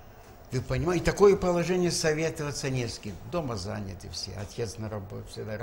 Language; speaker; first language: Russian; native; Russian